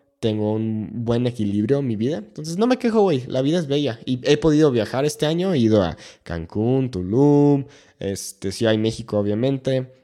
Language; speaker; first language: Spanish; non-native, fluent; English